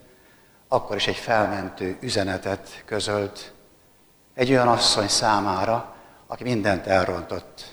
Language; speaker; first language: Hungarian; native; Hungarian